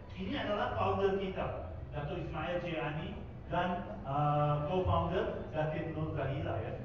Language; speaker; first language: Indonesian; non-native, fluent; Tamil